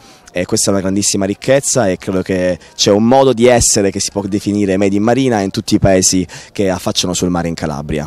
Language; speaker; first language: Italian; native; Italian